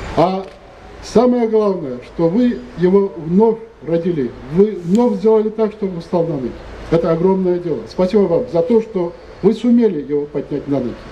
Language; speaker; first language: Russian; non-native, local second language; Karachay-Balkar